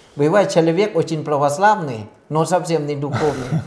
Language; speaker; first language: Russian; non-native, fluent; Thai